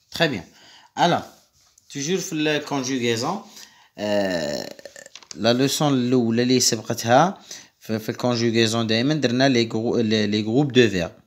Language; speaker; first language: French; non-native, local second language; Arabic